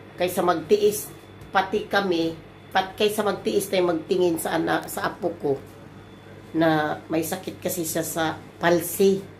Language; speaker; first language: Filipino; non-native, local second language; Cebuano